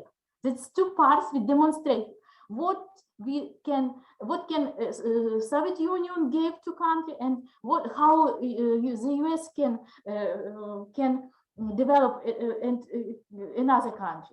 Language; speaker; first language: English; non-native, learner; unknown